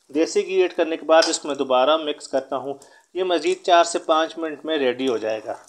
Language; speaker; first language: Urdu; native; Urdu